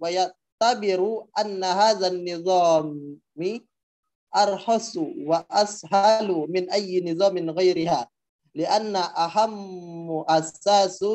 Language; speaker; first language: Arabic; non-native, learner; Indonesian